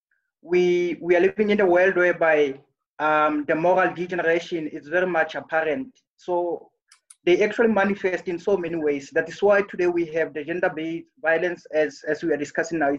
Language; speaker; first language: English; non-native, local second language; Southern Sotho